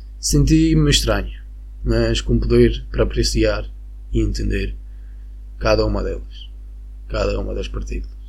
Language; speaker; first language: Portuguese; non-native, fluent; Spanish